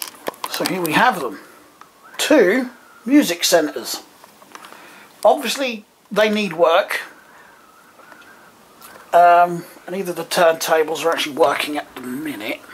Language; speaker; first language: English; native; English